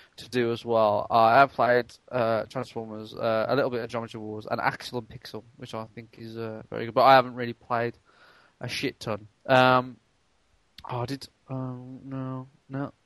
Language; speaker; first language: English; native; English